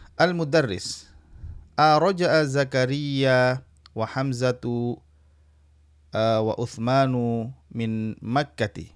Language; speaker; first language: Arabic; non-native, fluent; Indonesian